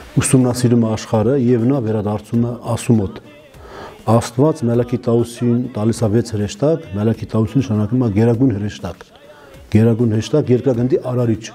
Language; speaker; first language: Armenian; non-native, local second language; Kurdish